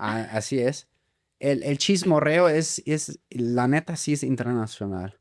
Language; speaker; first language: Spanish; native; Spanish